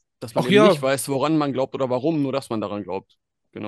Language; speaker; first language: German; native; German